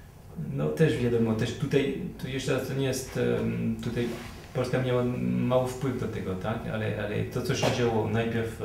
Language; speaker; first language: Polish; non-native, fluent; French